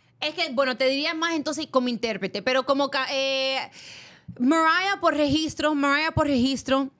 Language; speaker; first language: Spanish; early bilingual, heritage; Spanish